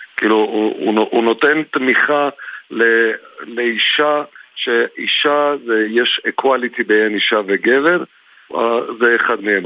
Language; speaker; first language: Hebrew; non-native, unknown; Georgian